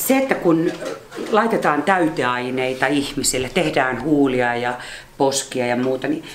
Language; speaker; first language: Finnish; native; Finnish